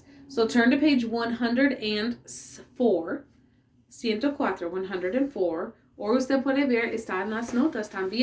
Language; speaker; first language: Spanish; non-native, learner; English